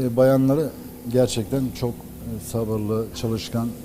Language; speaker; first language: Turkish; native; Turkish